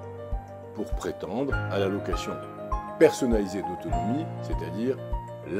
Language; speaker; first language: French; native; French